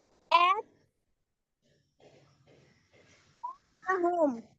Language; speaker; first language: English; non-native, learner; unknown